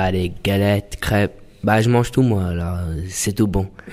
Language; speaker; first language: French; non-native, learner; English